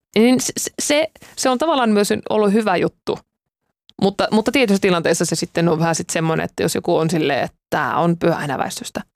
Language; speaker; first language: Finnish; native; Finnish